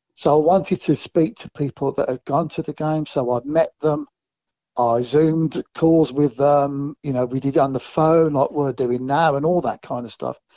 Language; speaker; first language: English; native; English